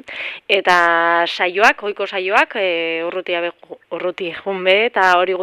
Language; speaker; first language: Basque; native; Basque